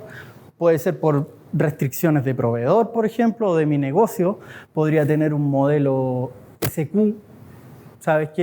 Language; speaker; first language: Spanish; native; Spanish